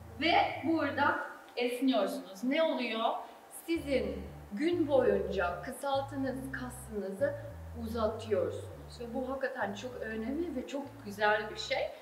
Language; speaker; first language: Turkish; non-native, fluent; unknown